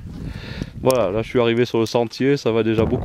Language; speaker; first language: French; native; French